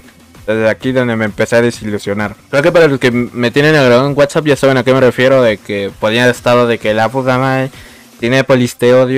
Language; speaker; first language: Spanish; native; Spanish